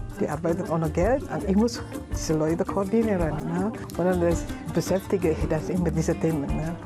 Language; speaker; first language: German; non-native, learner; Indonesian